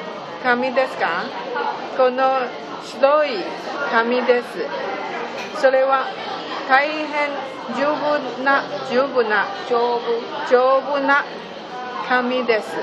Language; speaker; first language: Japanese; non-native, learner; Chinese